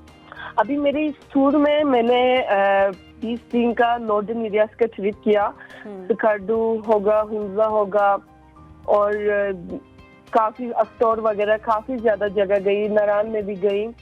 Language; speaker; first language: Hindi; non-native, fluent; Turkish